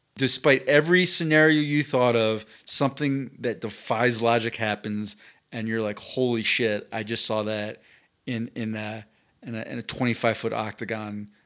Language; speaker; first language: English; native; English